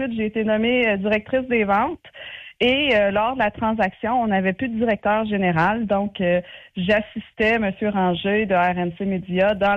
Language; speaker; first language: French; native; French